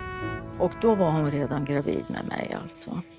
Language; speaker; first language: Swedish; early bilingual, other home language; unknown